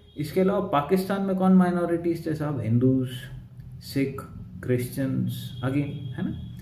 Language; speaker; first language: Hindi; native; Hindi